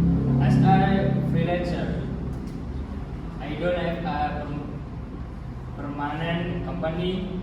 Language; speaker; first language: English; non-native, learner; Indonesian